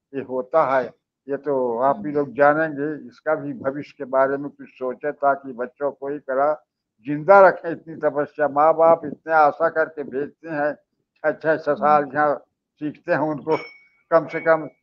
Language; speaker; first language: Hindi; native; Hindi